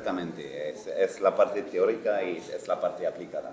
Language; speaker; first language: Spanish; non-native, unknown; French